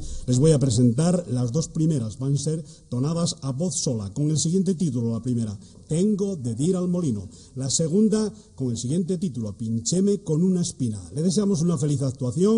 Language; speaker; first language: Spanish; native; Spanish